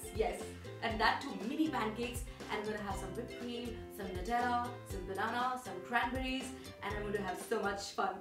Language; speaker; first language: English; non-native, local second language; Hindi